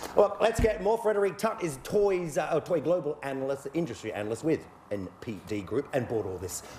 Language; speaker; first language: English; native; English